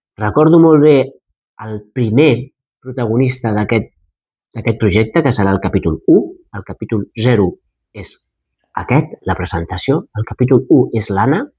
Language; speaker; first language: Catalan; non-native, local second language; Spanish